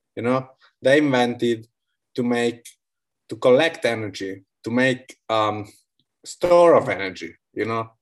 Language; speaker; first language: English; non-native, fluent; Italian